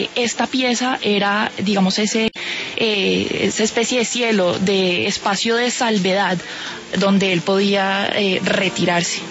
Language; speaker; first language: Spanish; native; Spanish